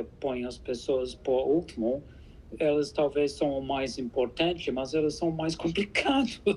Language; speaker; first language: Portuguese; non-native, fluent; English